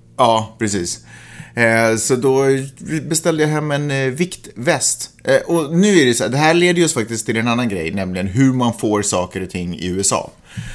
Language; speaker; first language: Swedish; native; Swedish